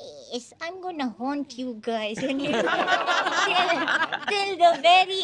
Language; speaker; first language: English; non-native, local second language; Malay